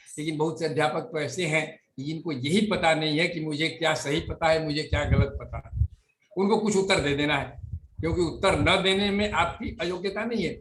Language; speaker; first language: Hindi; native; Hindi